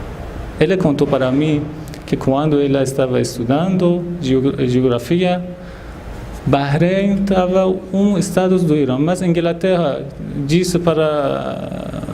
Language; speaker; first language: Portuguese; non-native, fluent; Persian